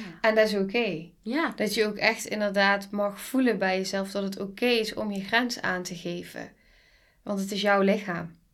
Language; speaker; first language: Dutch; native; Dutch